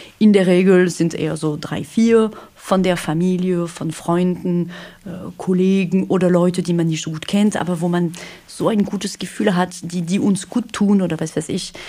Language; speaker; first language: German; non-native, fluent; French